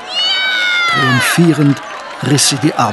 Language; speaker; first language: German; native; German